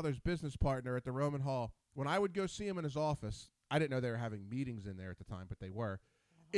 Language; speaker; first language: English; native; English